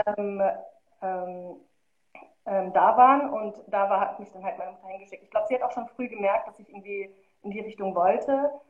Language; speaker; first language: German; early bilingual, other home language; Arabic